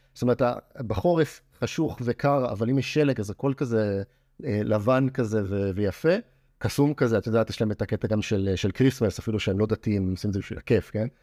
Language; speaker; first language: Hebrew; native; Hebrew